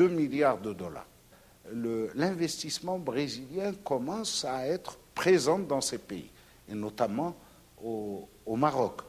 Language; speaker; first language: French; non-native, local second language; Arabic